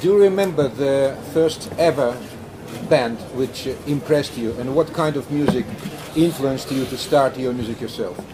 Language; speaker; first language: English; non-native, fluent; Russian